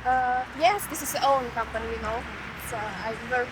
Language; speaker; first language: English; non-native, learner; Hungarian